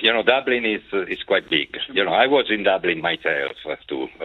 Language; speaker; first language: English; non-native, fluent; Italian